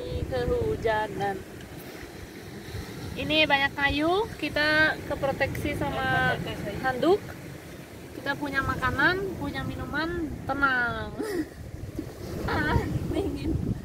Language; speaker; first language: Indonesian; non-native, fluent; Spanish